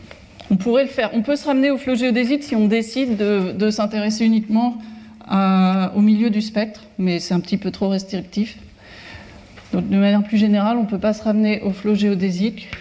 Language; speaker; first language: French; native; French